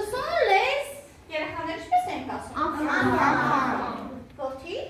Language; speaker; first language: French; non-native, learner; Armenian